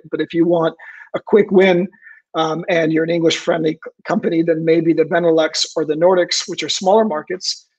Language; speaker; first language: English; native; English